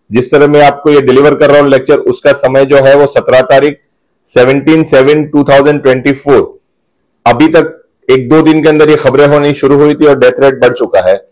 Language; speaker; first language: Hindi; non-native, local second language; Gujarati